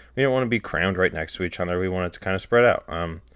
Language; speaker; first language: English; native; English